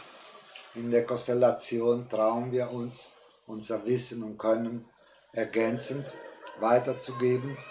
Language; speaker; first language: German; non-native, fluent; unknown